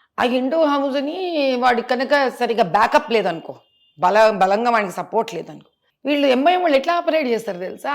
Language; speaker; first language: Telugu; native; Telugu